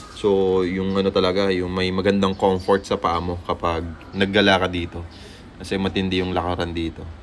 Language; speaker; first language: Filipino; native; Filipino